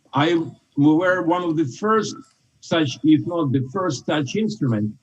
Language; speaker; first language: English; non-native, fluent; Russian